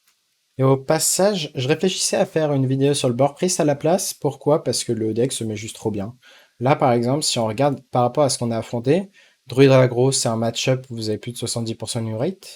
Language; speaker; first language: French; native; French